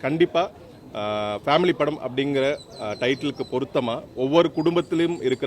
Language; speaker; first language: Tamil; native; Tamil